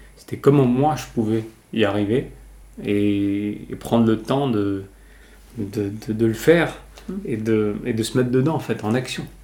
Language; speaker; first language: French; early bilingual, other home language; Kabyle